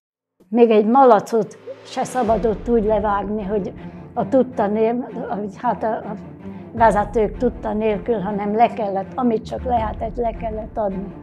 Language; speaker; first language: Hungarian; native; Hungarian